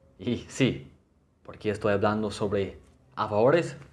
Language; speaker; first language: Spanish; non-native, learner; English